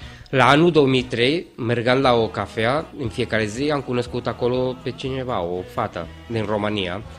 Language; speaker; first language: Romanian; non-native, fluent; Spanish